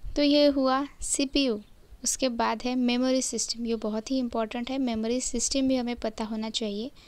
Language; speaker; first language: Hindi; non-native, local second language; Marathi